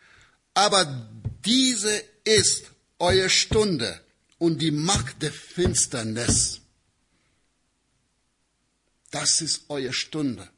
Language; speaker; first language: German; non-native, learner; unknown